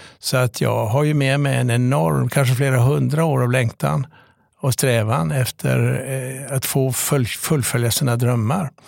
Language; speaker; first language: Swedish; native; Swedish